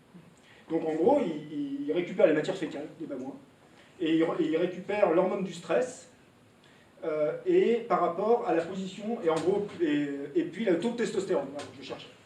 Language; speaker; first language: French; native; French